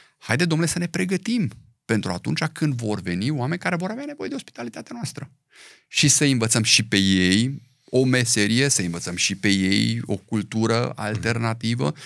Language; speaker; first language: Romanian; native; Romanian